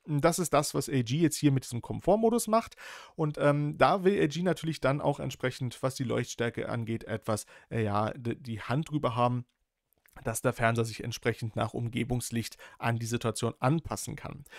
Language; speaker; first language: German; native; German